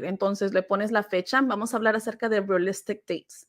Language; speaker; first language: Spanish; early bilingual, heritage; Spanish